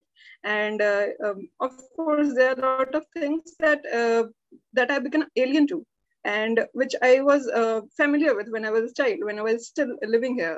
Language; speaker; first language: English; early bilingual, other home language; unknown